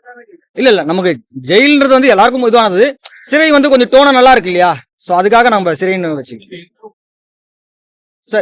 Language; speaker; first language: Tamil; native; Tamil